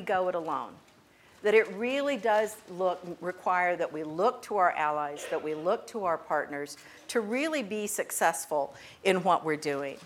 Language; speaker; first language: English; native; English